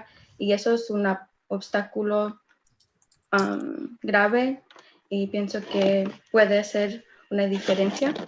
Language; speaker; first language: Spanish; early bilingual, other home language; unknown